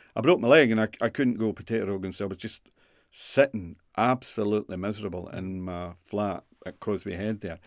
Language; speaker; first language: English; native; English